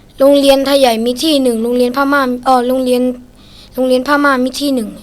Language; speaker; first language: Thai; non-native, learner; Shan